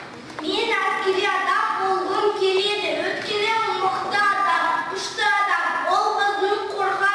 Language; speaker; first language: Kazakh; non-native, local second language; Russian